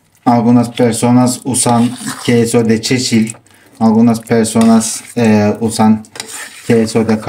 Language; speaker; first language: Spanish; non-native, learner; Turkish